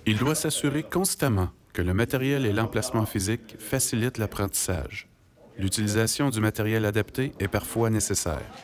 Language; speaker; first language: French; native; French